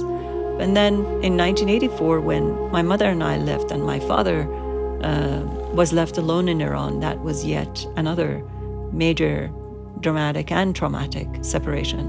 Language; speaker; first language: English; non-native, fluent; Persian